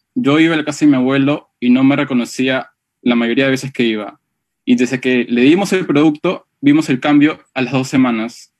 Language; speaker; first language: Spanish; native; Spanish